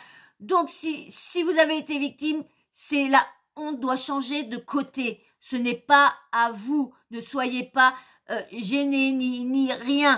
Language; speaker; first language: French; native; French